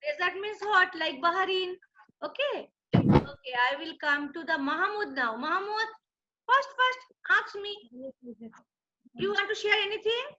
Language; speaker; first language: English; non-native, local second language; Bangla